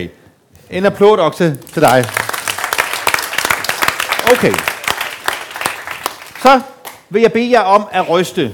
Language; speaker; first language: Danish; native; Danish